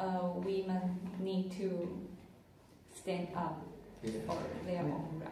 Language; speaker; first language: English; non-native, learner; Chinese